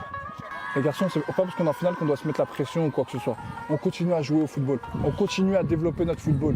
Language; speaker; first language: French; native; French